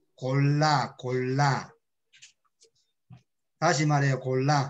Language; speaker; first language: Korean; native; Korean